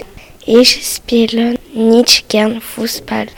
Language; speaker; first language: German; non-native, learner; French